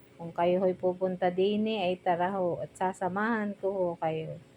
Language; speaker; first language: Filipino; native; Filipino